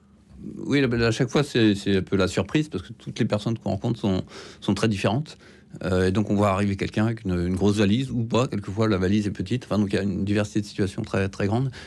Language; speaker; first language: French; native; French